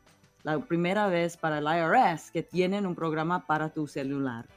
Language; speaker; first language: Spanish; early bilingual, heritage; English